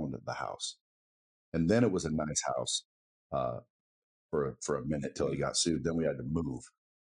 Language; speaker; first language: English; native; English